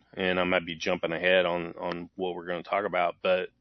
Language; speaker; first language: English; native; English